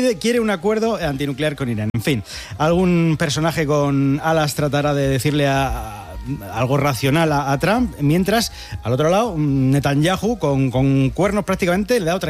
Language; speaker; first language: Spanish; native; Spanish